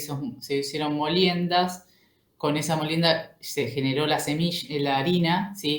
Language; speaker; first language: Spanish; native; Spanish